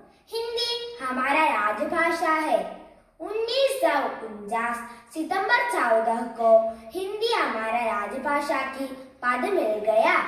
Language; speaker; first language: Hindi; non-native, local second language; Malayalam